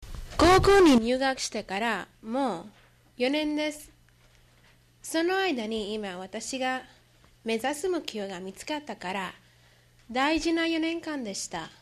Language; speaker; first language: Japanese; non-native, learner; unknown